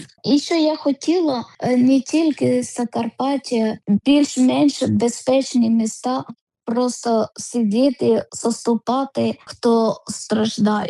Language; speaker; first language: Ukrainian; non-native, learner; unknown